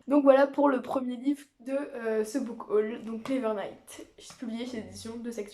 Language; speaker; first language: French; native; French